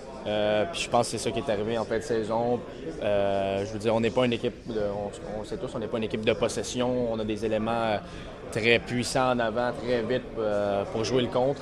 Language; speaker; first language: French; native; French